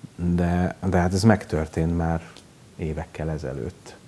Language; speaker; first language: Hungarian; native; Hungarian